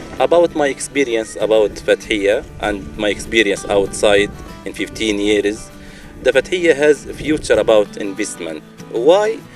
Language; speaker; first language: English; non-native, learner; Arabic